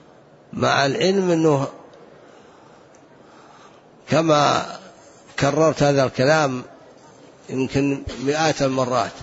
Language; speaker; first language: Arabic; native; Arabic